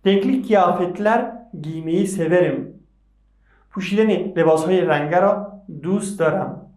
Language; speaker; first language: Turkish; non-native, fluent; Persian